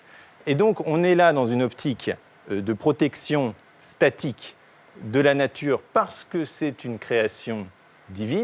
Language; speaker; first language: French; native; French